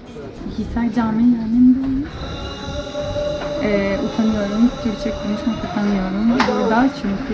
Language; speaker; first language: Turkish; non-native, learner; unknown